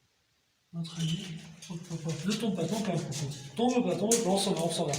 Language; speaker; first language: French; native; French